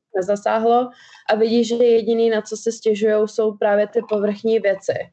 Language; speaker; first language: Czech; non-native, local second language; Albanian